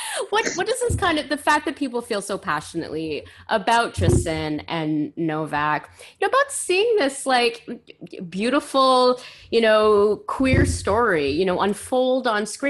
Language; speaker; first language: English; native; English